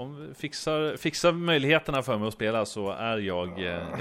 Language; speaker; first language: Swedish; native; Swedish